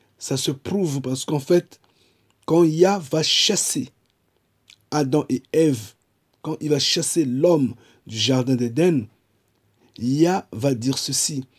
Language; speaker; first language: French; non-native, local second language; Kongo